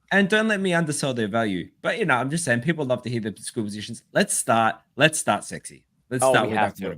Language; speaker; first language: English; native; English